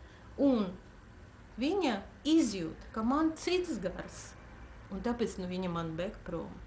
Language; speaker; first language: Latvian; non-native, local second language; Russian